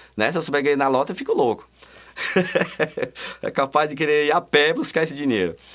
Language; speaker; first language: Portuguese; native; Portuguese